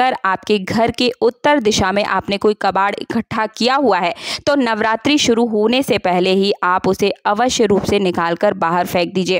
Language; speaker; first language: Hindi; native; Hindi